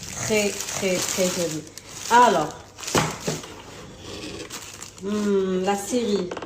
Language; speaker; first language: French; non-native, local second language; Arabic